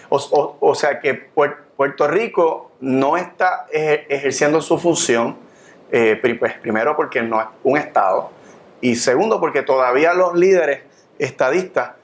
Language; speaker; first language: Spanish; native; Spanish